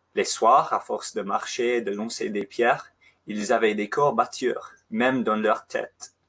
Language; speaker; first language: French; non-native, fluent; English